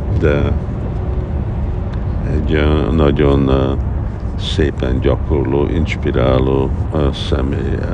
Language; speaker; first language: Hungarian; early bilingual, heritage; Hungarian